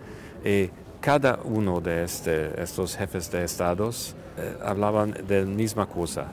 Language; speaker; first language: Spanish; non-native, fluent; Hungarian